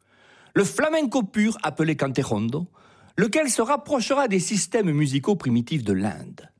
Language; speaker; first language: French; native; French